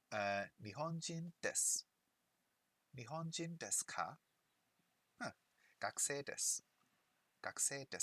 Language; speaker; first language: Japanese; non-native, learner; English